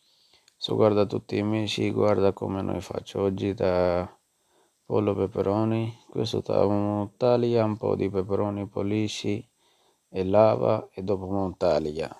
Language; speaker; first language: Italian; non-native, learner; Punjabi